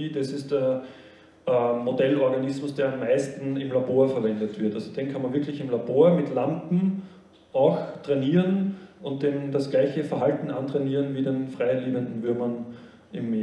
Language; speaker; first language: German; native; German